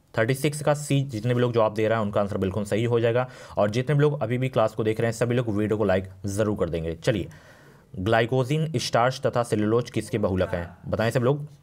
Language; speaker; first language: Hindi; native; Hindi